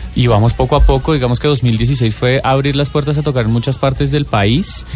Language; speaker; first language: Spanish; native; Spanish